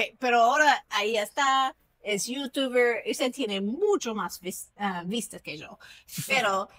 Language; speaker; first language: Spanish; non-native, fluent; English